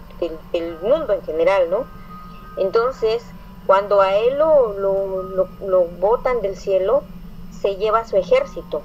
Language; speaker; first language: Spanish; native; Spanish